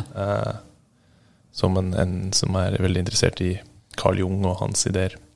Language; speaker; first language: Norwegian; native; Norwegian